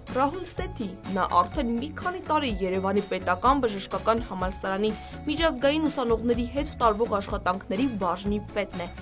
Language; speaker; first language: Armenian; native; Armenian